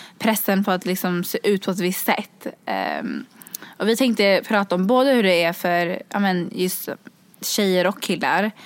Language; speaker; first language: Swedish; early bilingual, other home language; Kurdish